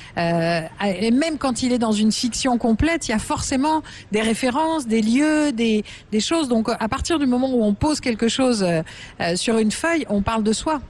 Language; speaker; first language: French; native; French